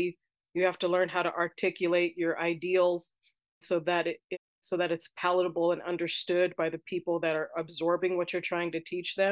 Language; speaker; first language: English; native; English